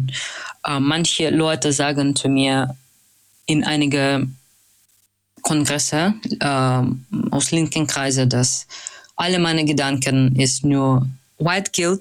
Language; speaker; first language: German; non-native, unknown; Russian